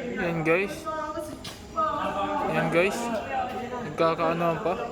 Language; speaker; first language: Filipino; non-native, local second language; Bikol